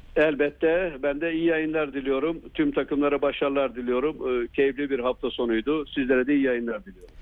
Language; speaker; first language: Turkish; native; Turkish